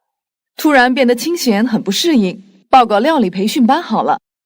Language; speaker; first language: Chinese; non-native, fluent; Korean